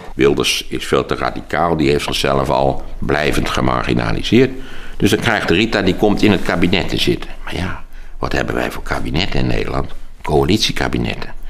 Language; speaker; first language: Dutch; native; Dutch